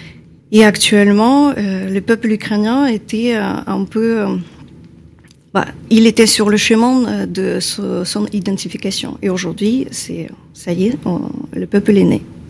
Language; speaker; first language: French; non-native, fluent; Russian